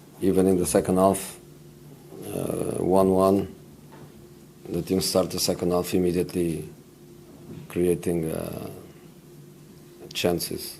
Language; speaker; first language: English; non-native, fluent; Portuguese